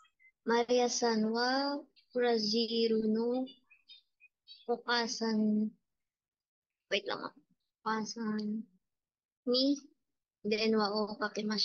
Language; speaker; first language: Japanese; non-native, learner; Filipino